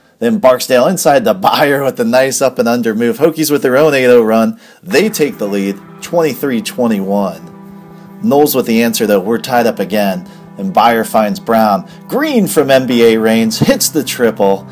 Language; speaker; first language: English; native; English